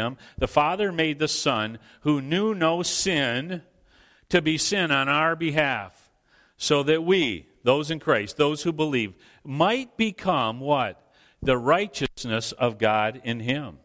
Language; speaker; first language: English; native; English